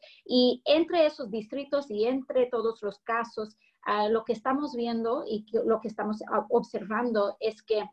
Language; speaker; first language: Spanish; early bilingual, heritage; English